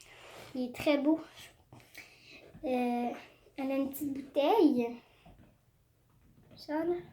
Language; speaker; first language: French; native; French